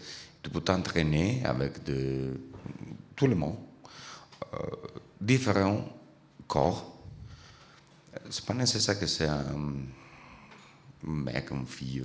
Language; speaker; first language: French; non-native, learner; Italian